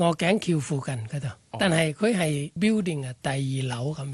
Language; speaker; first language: Cantonese; non-native, learner; Thai